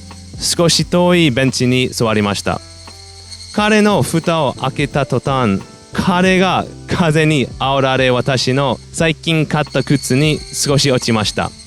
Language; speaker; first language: Japanese; non-native, fluent; English